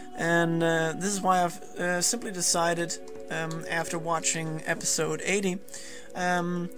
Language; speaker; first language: English; non-native, fluent; Danish